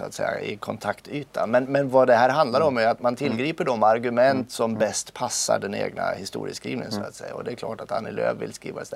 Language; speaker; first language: Swedish; native; Swedish